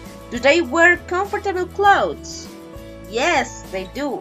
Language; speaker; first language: English; non-native, fluent; Spanish